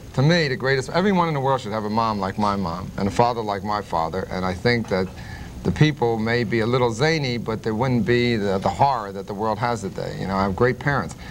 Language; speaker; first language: English; native; English